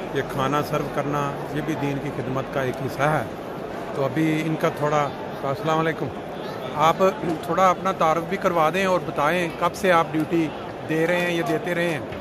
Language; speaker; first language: Urdu; non-native, local second language; Punjabi